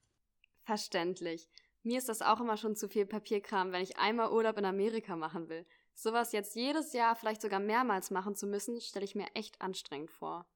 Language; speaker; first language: German; native; German